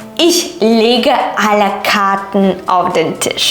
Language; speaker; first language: German; non-native, fluent; Ukrainian